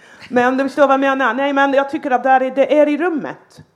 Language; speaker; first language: Swedish; non-native, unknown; English